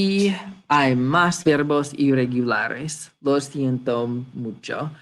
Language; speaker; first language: Spanish; non-native, fluent; English